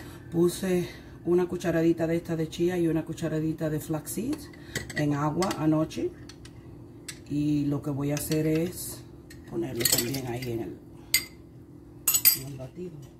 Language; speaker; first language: Spanish; native; Spanish